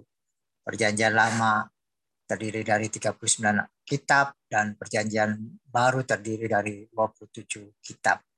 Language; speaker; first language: Indonesian; native; Indonesian